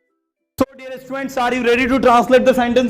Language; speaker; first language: English; non-native, fluent; Hindi